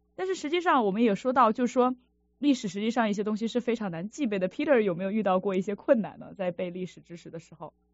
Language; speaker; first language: Chinese; native; Chinese